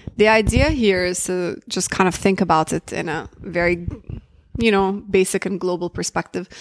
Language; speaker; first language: English; early bilingual, other home language; Arabic